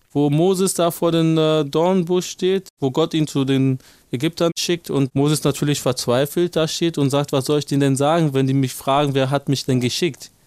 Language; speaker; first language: German; early bilingual, other home language; Akan